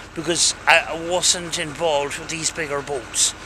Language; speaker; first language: English; native; English